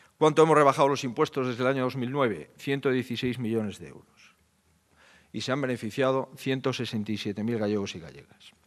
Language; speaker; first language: Spanish; native; Spanish